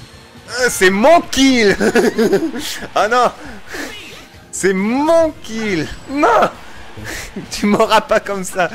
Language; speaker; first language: French; native; French